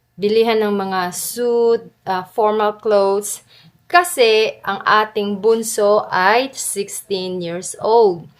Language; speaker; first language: Filipino; native; Filipino